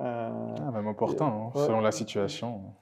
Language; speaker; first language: French; native; French